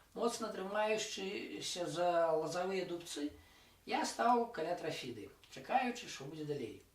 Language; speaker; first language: Belarusian; non-native, local second language; Russian